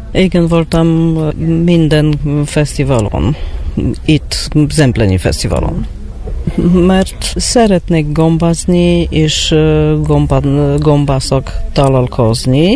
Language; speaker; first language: Hungarian; non-native, learner; Polish